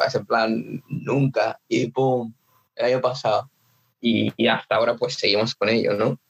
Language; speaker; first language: Spanish; early bilingual, other home language; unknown